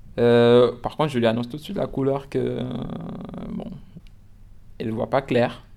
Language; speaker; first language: French; non-native, local second language; Wolof